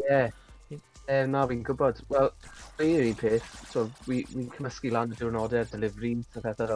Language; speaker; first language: Welsh; native; Welsh